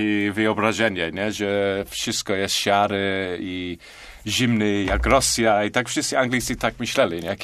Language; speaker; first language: Polish; non-native, learner; English